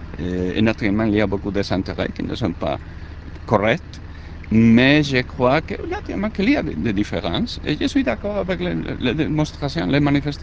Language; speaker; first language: French; non-native, learner; Spanish